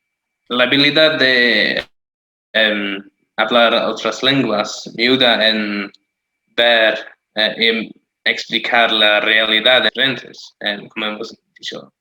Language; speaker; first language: Spanish; non-native, fluent; English